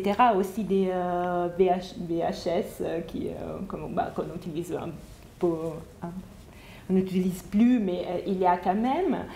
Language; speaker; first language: French; non-native, fluent; Italian